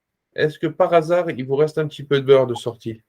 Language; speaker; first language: French; native; French